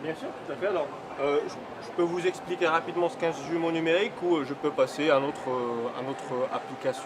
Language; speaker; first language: French; native; French